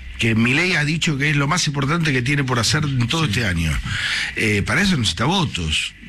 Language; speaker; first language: Spanish; native; Spanish